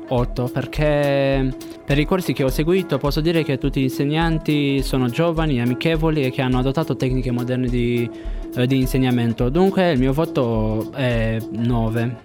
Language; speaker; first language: Italian; non-native, fluent; Romanian